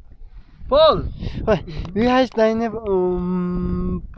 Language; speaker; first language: German; non-native, learner; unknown